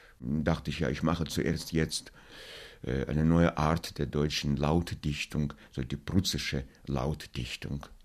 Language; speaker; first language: German; non-native, fluent; Russian